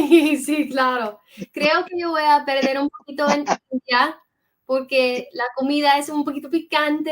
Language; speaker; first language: Spanish; early bilingual, heritage; English